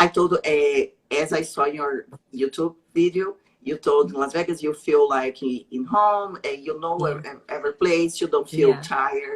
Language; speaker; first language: English; non-native, learner; Portuguese